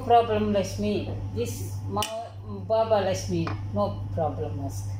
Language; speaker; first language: English; non-native, learner; Arabic